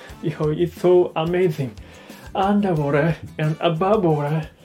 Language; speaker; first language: English; non-native, learner; Japanese